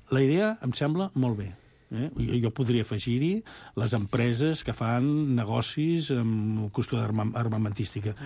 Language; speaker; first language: Catalan; native; Catalan